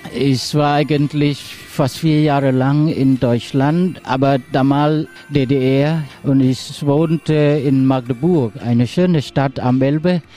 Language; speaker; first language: German; non-native, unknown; Khmer